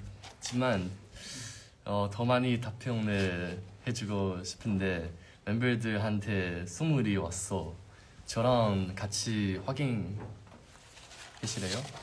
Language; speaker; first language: Korean; non-native, learner; Chinese